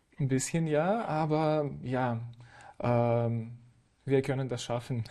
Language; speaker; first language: German; non-native, fluent; Ukrainian